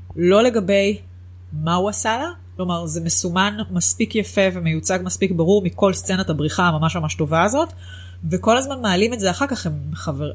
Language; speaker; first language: Hebrew; native; Hebrew